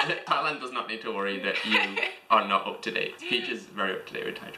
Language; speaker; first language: English; native; English